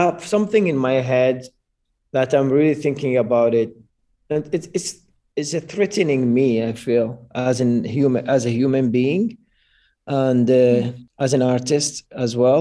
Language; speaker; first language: English; non-native, fluent; Arabic